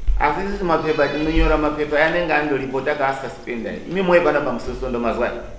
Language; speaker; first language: Shona; native; Shona